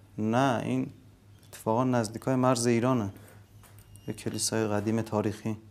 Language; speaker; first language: Persian; non-native, fluent; Armenian